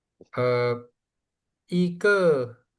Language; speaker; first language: Chinese; non-native, learner; Indonesian